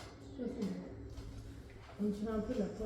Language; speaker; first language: French; native; French